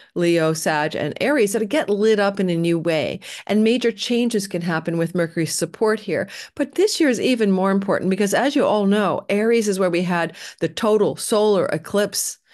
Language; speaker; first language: English; native; English